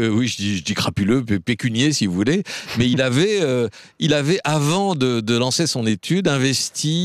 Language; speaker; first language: French; native; French